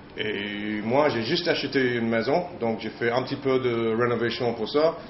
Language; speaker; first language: French; non-native, learner; English